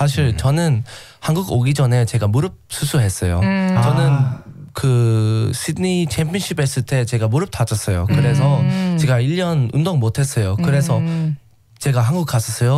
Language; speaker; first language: Korean; non-native, learner; English